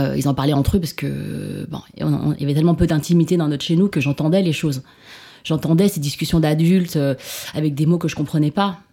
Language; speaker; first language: French; early bilingual, other home language; Chinese